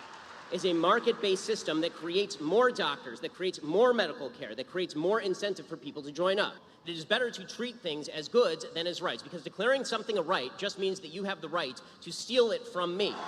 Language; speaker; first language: English; native; English